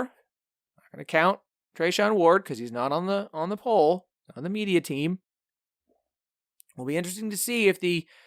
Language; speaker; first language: English; native; English